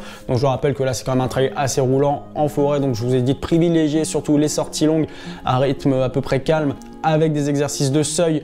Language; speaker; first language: French; native; French